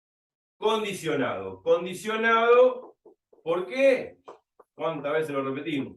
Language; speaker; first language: Spanish; native; Spanish